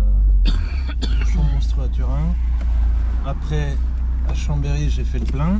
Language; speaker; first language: French; native; French